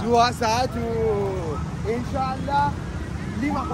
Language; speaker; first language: Indonesian; non-native, learner; Persian